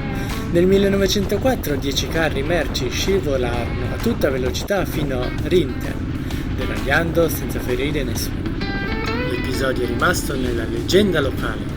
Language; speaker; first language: Italian; native; Italian